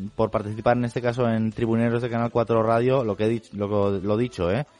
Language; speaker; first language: Spanish; non-native, local second language; Catalan